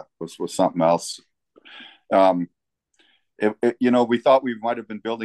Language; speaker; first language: English; native; English